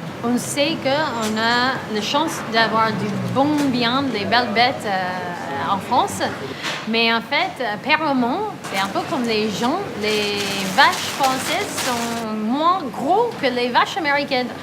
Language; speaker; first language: French; non-native, fluent; English